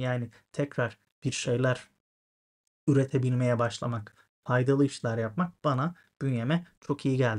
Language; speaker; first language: Turkish; native; Turkish